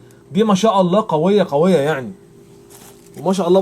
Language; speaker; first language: Arabic; native; Arabic